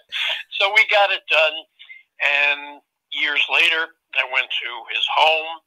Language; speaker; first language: English; native; English